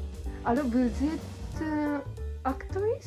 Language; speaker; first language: French; non-native, learner; Japanese